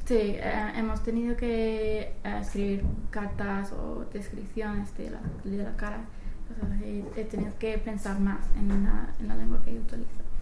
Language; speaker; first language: Spanish; non-native, fluent; English